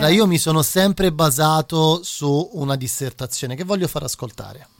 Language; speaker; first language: Italian; native; Italian